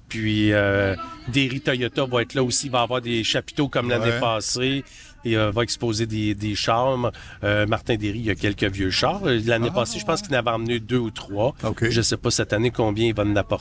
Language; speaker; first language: French; native; French